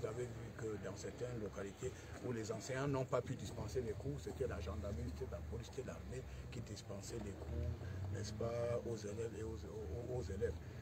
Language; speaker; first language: French; non-native, local second language; English